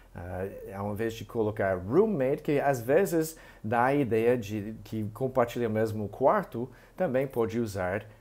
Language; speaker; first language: Portuguese; non-native, fluent; English